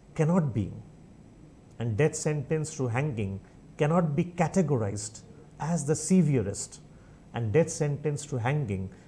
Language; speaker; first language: English; non-native, local second language; Bangla